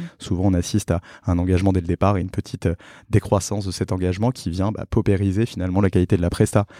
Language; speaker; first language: French; native; French